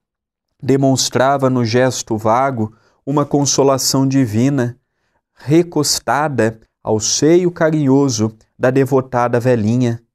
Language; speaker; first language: Portuguese; native; Portuguese